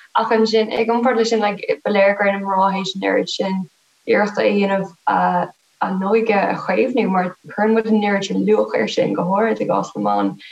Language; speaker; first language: Irish; non-native, local second language; English